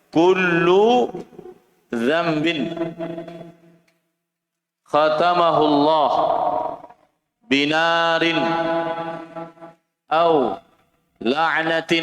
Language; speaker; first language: Arabic; non-native, fluent; Indonesian